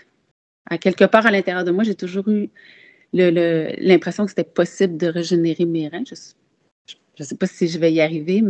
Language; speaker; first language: French; native; French